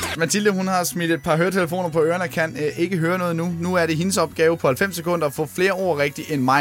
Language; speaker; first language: Danish; native; Danish